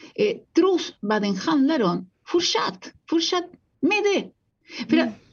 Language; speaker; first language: Swedish; non-native, fluent; Spanish